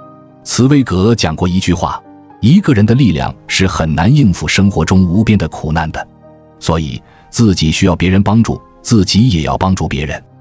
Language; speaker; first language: Chinese; native; Chinese